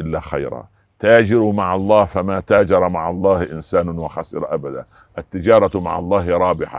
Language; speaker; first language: Arabic; native; Arabic